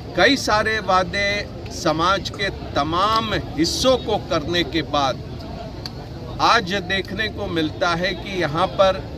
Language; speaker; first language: Hindi; non-native, local second language; Marathi